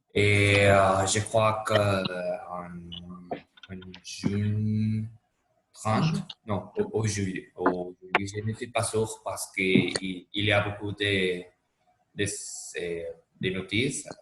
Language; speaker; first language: French; non-native, learner; Spanish